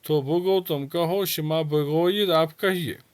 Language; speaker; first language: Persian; non-native, fluent; Urdu